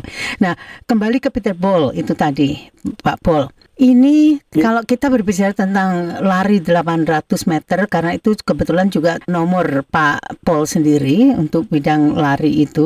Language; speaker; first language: Indonesian; native; Indonesian